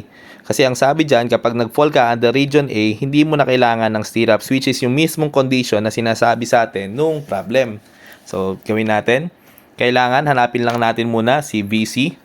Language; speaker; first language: Filipino; native; Filipino